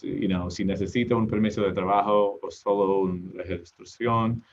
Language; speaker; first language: Spanish; non-native, learner; English